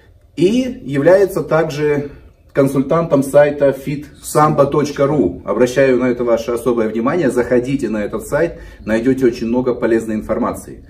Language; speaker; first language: Russian; native; Russian